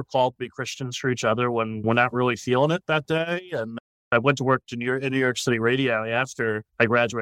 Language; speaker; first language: English; native; English